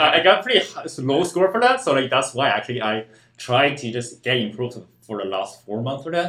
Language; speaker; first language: English; non-native, fluent; Chinese